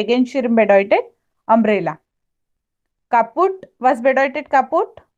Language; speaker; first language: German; non-native, fluent; Hindi